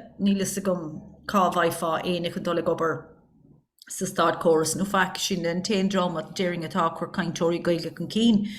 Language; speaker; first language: Irish; non-native, local second language; English